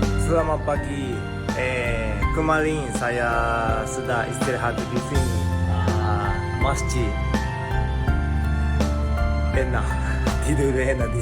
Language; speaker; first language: Indonesian; non-native, learner; Japanese